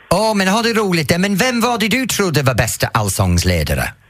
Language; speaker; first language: Swedish; non-native, fluent; English